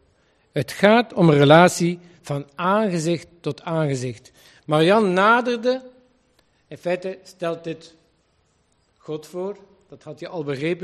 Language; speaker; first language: Dutch; native; Dutch